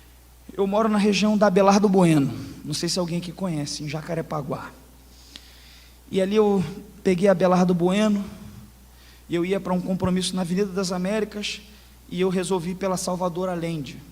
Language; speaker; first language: Portuguese; native; Portuguese